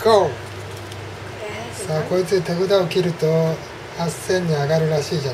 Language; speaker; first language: Japanese; native; Japanese